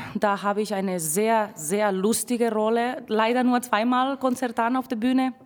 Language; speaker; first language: German; non-native, fluent; Spanish